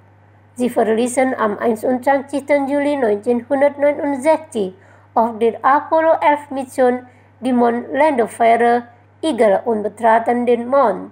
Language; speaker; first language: German; non-native, fluent; Indonesian